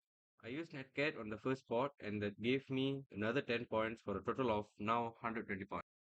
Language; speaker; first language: English; non-native, local second language; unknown